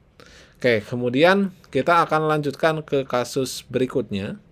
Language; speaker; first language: Indonesian; native; Indonesian